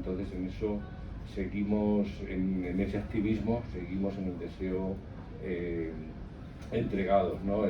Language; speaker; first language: Spanish; native; Spanish